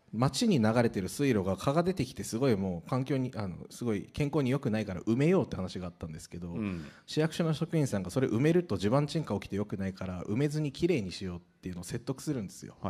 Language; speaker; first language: Japanese; native; Japanese